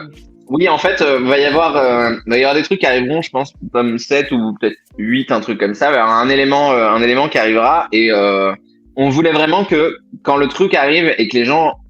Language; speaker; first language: French; native; French